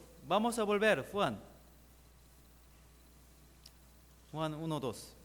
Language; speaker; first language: Spanish; non-native, learner; Korean